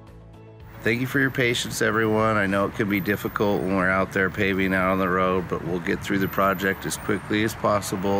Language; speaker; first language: English; native; English